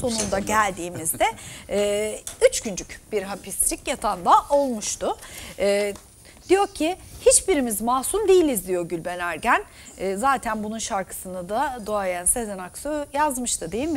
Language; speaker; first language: Turkish; native; Turkish